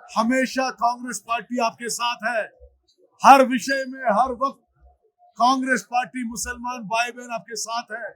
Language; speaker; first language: Hindi; non-native, local second language; Telugu